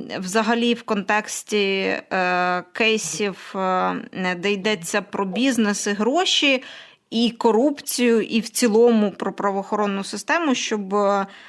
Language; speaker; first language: Ukrainian; native; Ukrainian